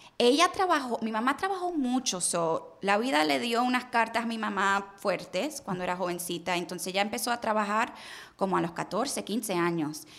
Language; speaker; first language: Spanish; early bilingual, heritage; Spanish